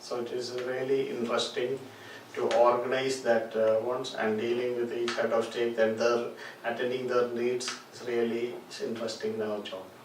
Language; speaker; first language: English; non-native, local second language; Malayalam